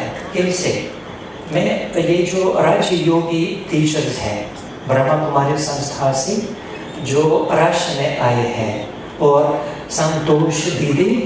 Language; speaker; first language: Hindi; non-native, fluent; Russian